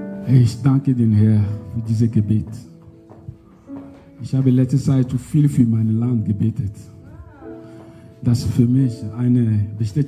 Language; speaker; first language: German; non-native, learner; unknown